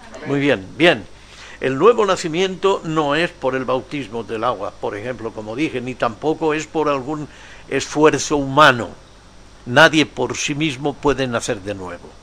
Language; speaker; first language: Spanish; native; Spanish